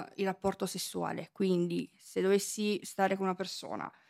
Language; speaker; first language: Italian; native; Italian